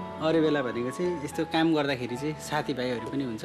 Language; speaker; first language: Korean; non-native, fluent; Nepali